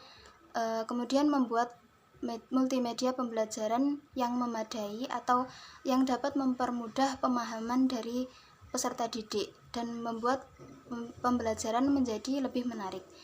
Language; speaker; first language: Indonesian; native; Indonesian